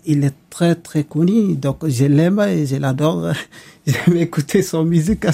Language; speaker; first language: French; non-native, local second language; Mandingo